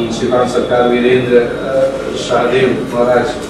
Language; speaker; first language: Hindi; non-native, local second language; Telugu